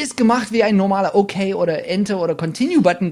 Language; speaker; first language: German; non-native, fluent; English